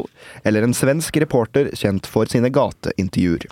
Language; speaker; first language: Norwegian; native; Norwegian